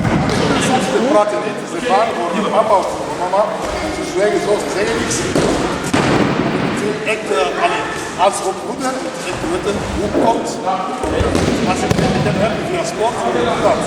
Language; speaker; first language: Dutch; non-native, learner; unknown